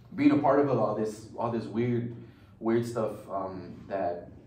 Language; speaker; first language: English; early bilingual, other home language; Spanish